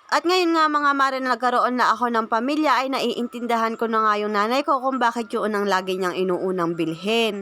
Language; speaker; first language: Filipino; native; Filipino